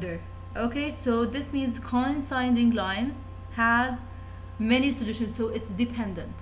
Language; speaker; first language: English; non-native, fluent; Arabic